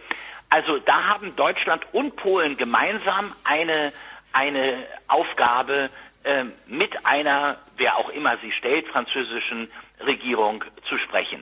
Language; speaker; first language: German; native; German